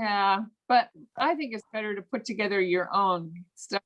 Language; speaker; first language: English; native; English